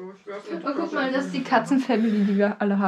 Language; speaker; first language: German; native; German